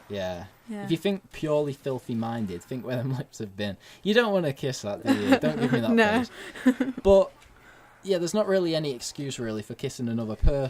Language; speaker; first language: English; native; English